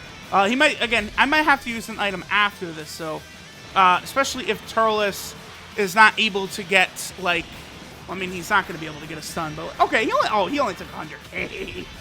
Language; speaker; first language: English; native; English